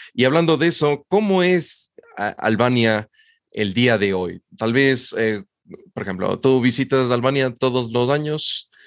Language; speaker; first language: Spanish; native; Spanish